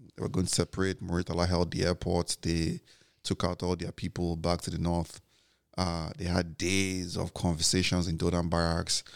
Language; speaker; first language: English; non-native, local second language; Igbo